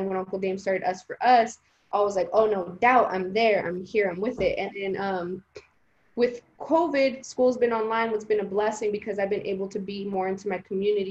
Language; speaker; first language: English; early bilingual, other home language; Spanish